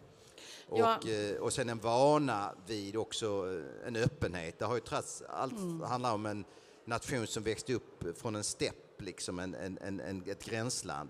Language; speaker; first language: Swedish; native; Swedish